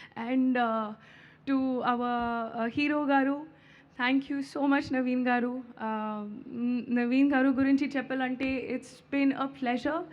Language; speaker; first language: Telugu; non-native, learner; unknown